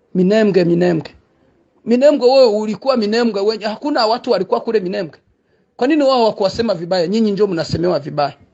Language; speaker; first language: Swahili; non-native, local second language; Kinyarwanda